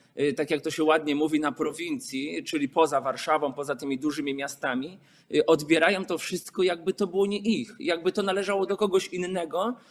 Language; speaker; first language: Polish; native; Polish